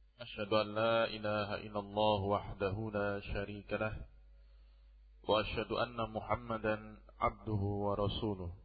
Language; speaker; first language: Arabic; non-native, fluent; Indonesian